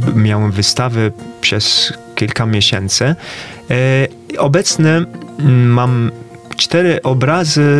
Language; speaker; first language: Polish; non-native, fluent; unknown